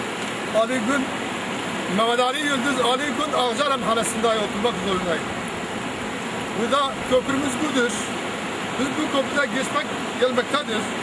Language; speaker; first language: Turkish; non-native, local second language; Kurdish